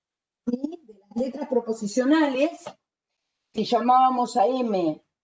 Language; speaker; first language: Spanish; native; Spanish